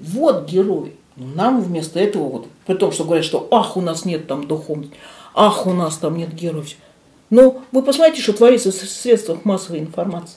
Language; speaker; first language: Russian; native; Russian